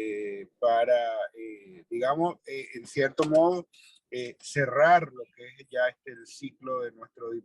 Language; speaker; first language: Spanish; native; Spanish